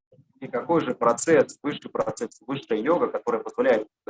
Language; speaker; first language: Russian; native; Russian